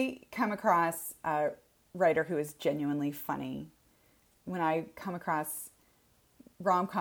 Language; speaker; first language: English; native; English